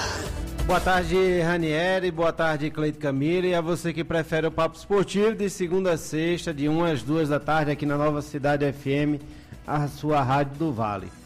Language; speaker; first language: Portuguese; native; Portuguese